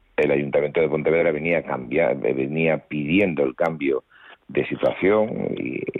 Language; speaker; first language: Spanish; native; Spanish